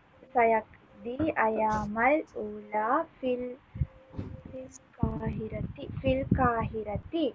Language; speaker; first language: Arabic; non-native, learner; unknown